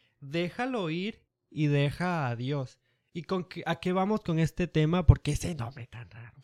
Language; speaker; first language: Spanish; native; Spanish